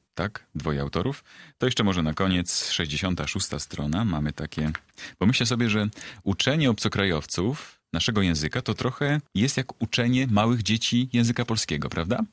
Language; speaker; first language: Polish; native; Polish